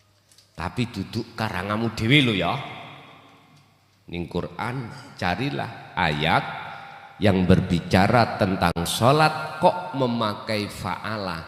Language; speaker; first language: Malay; non-native, local second language; Javanese